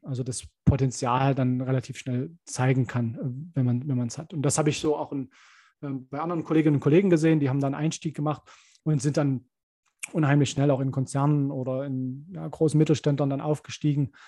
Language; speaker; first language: German; native; German